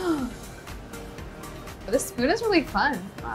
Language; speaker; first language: English; native; English